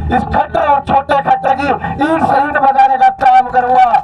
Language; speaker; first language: Hindi; native; Hindi